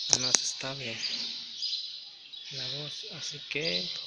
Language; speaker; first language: Spanish; native; Spanish